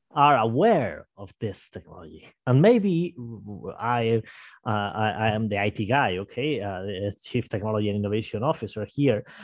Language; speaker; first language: English; non-native, fluent; Spanish